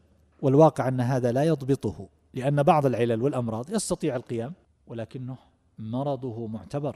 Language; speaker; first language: Arabic; native; Arabic